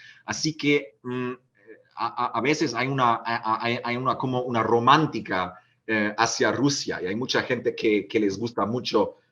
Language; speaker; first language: Spanish; non-native, fluent; German